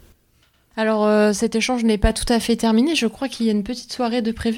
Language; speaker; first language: French; native; French